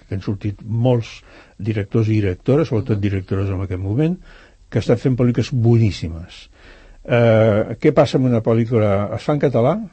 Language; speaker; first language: Catalan; native; Catalan